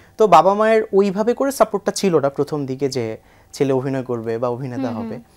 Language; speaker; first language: Bangla; native; Bangla